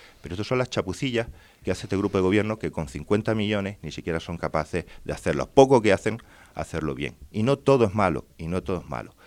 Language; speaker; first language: Spanish; native; Spanish